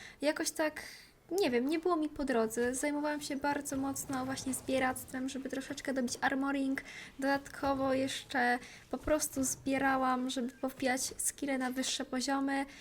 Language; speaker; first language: Polish; native; Polish